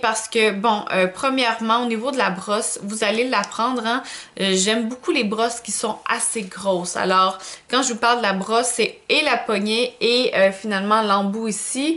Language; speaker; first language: French; native; French